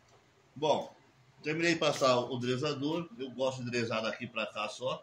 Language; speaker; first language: Portuguese; native; Portuguese